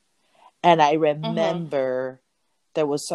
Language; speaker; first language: English; non-native, local second language; Filipino